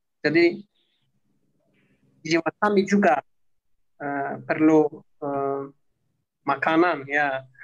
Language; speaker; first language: Indonesian; non-native, learner; Turkish